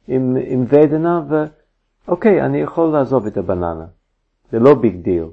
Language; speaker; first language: Hebrew; non-native, fluent; English